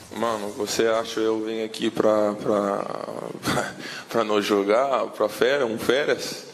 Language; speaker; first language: Portuguese; non-native, learner; English